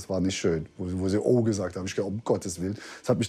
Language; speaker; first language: German; native; German